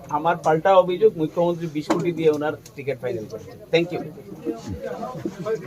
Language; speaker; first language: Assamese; non-native, local second language; Bangla